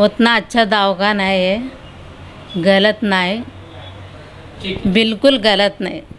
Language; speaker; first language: Hindi; non-native, local second language; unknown